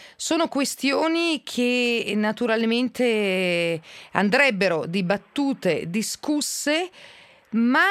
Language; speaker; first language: Italian; native; Italian